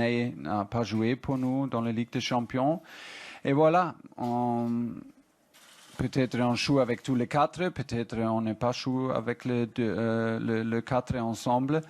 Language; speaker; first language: French; non-native, fluent; German